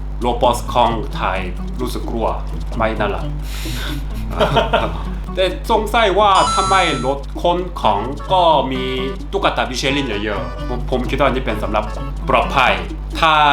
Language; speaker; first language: Thai; non-native, learner; Korean